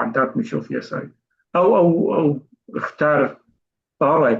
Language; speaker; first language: Arabic; native; Arabic